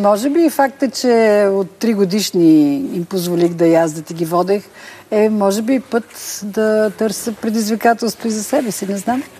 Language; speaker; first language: Bulgarian; native; Bulgarian